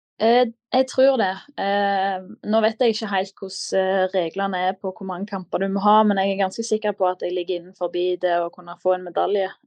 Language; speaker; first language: Norwegian; native; Norwegian